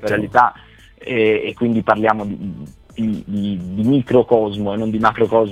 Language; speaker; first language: Italian; native; Italian